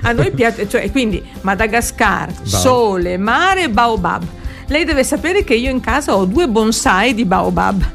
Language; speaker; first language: Italian; native; Italian